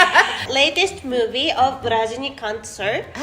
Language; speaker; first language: English; non-native, fluent; Japanese